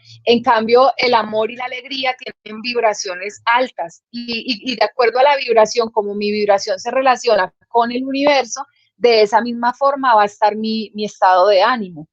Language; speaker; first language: Spanish; native; Spanish